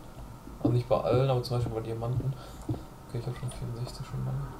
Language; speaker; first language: German; native; German